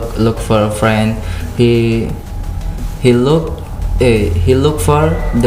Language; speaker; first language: English; non-native, learner; Indonesian